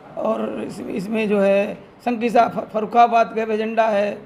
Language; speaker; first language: Hindi; native; Hindi